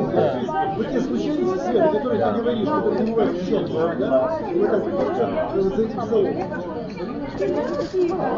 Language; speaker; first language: Russian; native; Russian